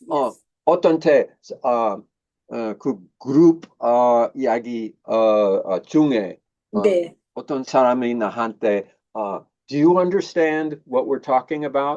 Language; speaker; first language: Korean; non-native, learner; English